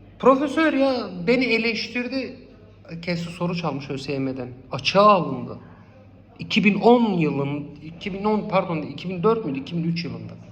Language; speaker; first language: Turkish; non-native, local second language; Kurdish